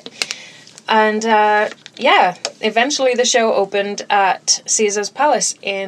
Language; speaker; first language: English; native; English